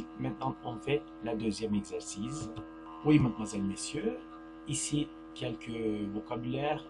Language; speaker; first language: French; non-native, fluent; Turkish